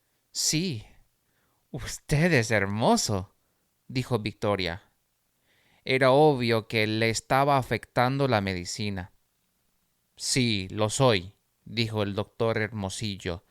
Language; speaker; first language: Spanish; non-native, fluent; English